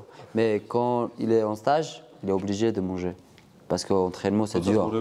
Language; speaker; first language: French; non-native, learner; Georgian